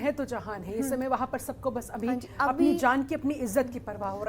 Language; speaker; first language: Hindi; native; Hindi